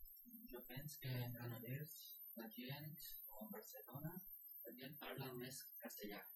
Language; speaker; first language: Catalan; non-native, learner; Spanish